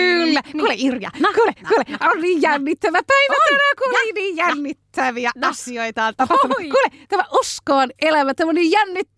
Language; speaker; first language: Finnish; native; Finnish